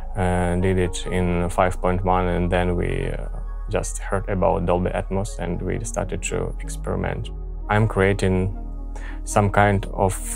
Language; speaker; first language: English; non-native, fluent; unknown